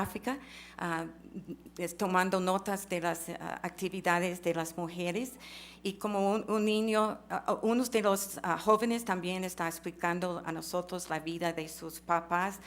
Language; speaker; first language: Spanish; non-native, fluent; English